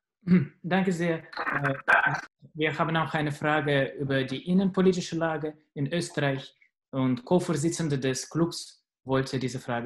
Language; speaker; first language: German; non-native, fluent; Russian